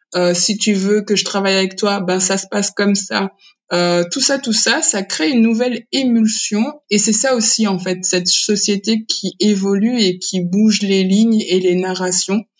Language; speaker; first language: French; early bilingual, other home language; Kinyarwanda